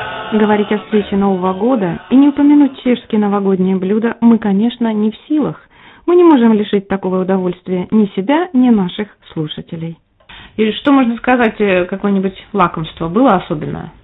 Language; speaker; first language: Russian; native; Russian